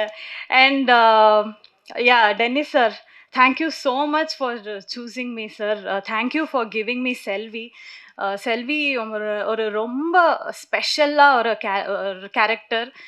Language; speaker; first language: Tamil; non-native, learner; Kannada